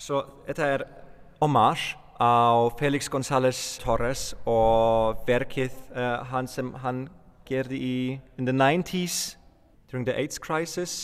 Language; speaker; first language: Icelandic; non-native, fluent; Polish